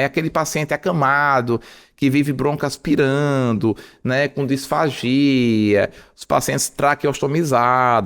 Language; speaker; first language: Portuguese; native; Portuguese